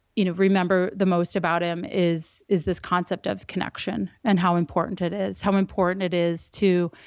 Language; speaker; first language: English; native; English